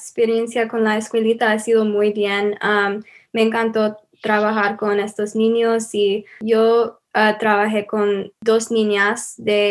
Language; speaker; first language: Spanish; non-native, learner; English